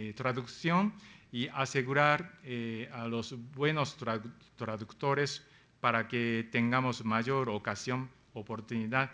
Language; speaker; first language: Spanish; non-native, fluent; Japanese